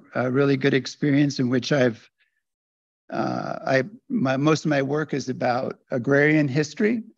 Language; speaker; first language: English; native; English